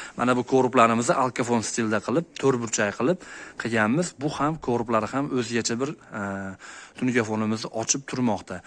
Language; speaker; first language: Uzbek; native; Uzbek